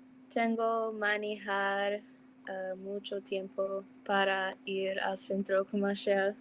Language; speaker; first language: Spanish; non-native, learner; English